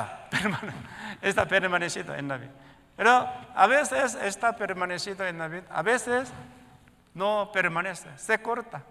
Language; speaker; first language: Spanish; non-native, learner; Korean